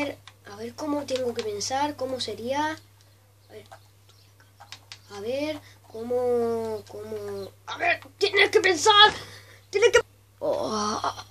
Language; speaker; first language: Spanish; native; Spanish